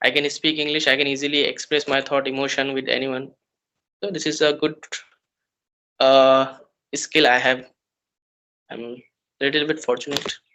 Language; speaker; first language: English; non-native, learner; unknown